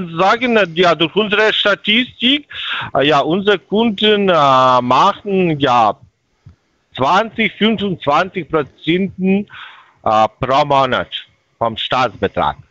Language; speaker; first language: German; non-native, learner; Bulgarian